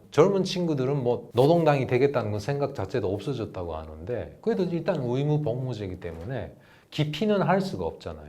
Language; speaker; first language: Korean; native; Korean